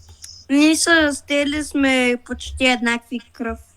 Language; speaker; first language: Bulgarian; native; Bulgarian